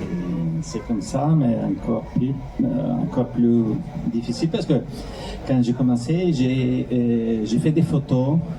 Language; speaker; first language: French; non-native, fluent; Italian